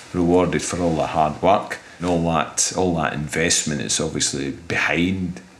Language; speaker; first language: English; native; English